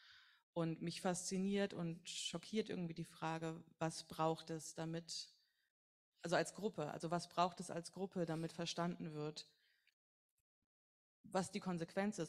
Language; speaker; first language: German; native; German